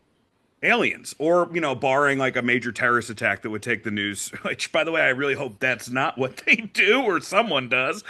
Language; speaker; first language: English; native; English